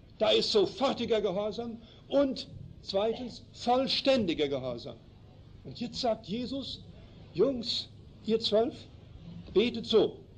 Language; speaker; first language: German; early bilingual, heritage; German